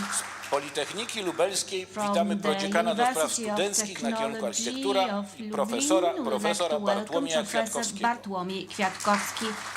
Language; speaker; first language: Polish; native; Polish